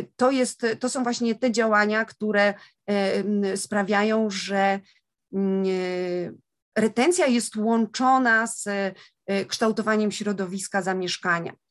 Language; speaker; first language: Polish; native; Polish